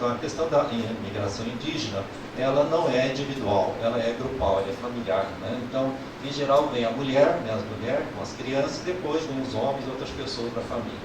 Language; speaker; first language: Portuguese; native; Portuguese